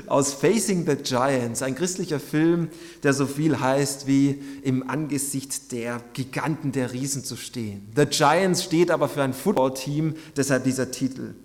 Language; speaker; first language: German; native; German